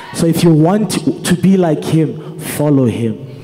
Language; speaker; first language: English; non-native, local second language; Zulu